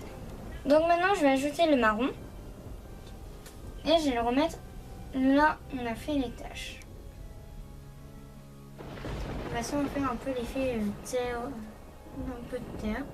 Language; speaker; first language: French; native; French